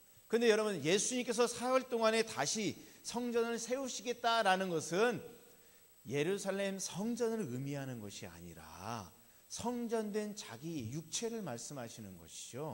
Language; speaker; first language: Korean; native; Korean